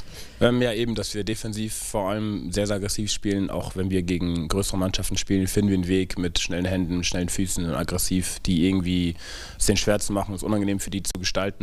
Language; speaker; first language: German; native; German